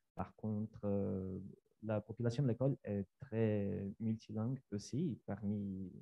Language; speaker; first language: French; non-native, fluent; Portuguese